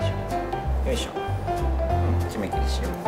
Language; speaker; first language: Japanese; native; Japanese